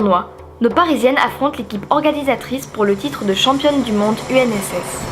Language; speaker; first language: French; native; French